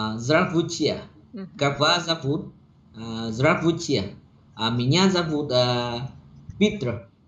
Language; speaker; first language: Russian; non-native, learner; Vietnamese